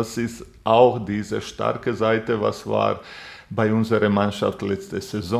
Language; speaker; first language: German; non-native, fluent; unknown